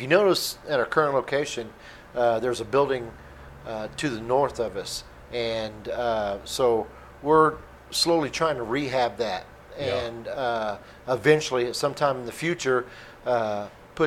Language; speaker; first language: English; native; English